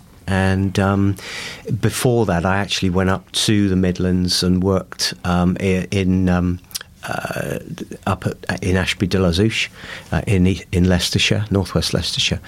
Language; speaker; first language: English; native; English